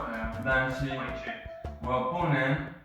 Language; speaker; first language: Chinese; non-native, learner; Spanish